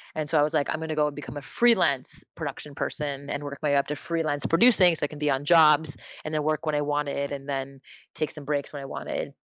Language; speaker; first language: English; native; English